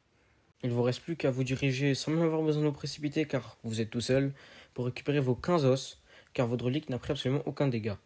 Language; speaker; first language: French; native; French